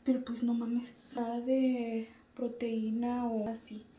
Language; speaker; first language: Spanish; early bilingual, heritage; Spanish